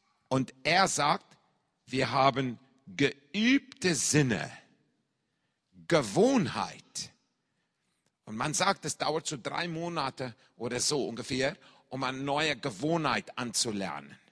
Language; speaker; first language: German; non-native, fluent; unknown